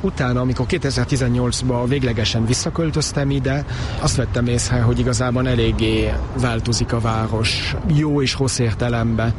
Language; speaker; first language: Hungarian; early bilingual, heritage; Hungarian